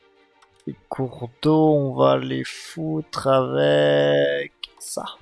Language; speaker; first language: French; native; French